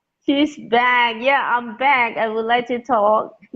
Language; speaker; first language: English; non-native, learner; Thai